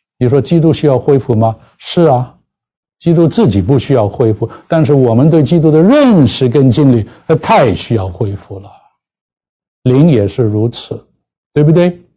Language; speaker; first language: Chinese; non-native, local second language; Cantonese